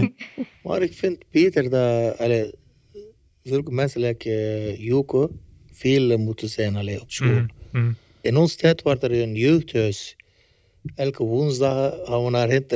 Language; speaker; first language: Dutch; early bilingual, other home language; Turkish